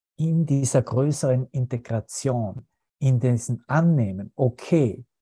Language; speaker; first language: German; native; German